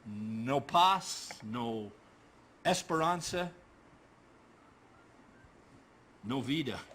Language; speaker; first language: Spanish; non-native, learner; English